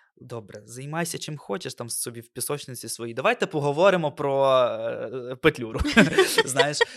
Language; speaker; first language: Ukrainian; non-native, local second language; Russian